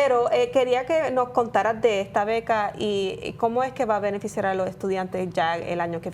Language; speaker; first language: Spanish; native; Spanish